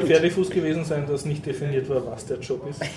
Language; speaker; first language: German; native; German